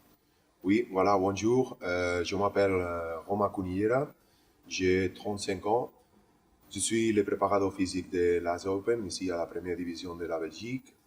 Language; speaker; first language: French; non-native, learner; Spanish